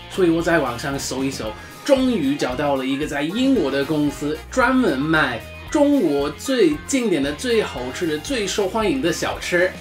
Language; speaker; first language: Chinese; non-native, fluent; English